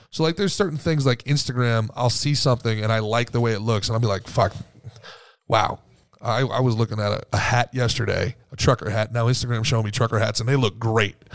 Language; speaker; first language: English; native; English